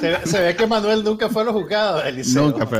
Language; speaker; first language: Spanish; native; Spanish